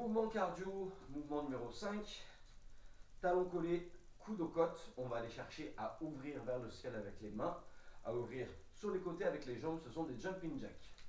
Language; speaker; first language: French; native; French